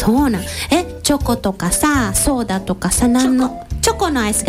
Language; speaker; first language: Japanese; native; Japanese